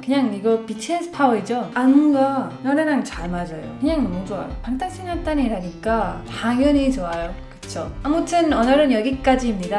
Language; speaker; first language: Korean; non-native, learner; English